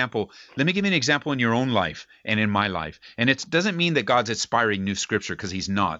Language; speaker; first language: English; native; English